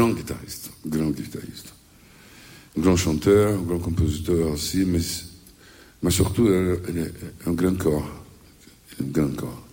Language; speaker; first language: French; non-native, learner; Portuguese